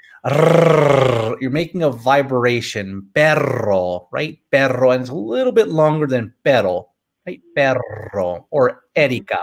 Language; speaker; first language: English; native; English